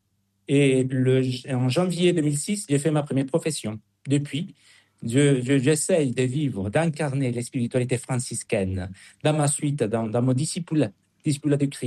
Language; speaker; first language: French; non-native, fluent; Spanish